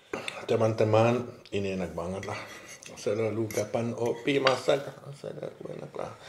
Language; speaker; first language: Indonesian; non-native, learner; French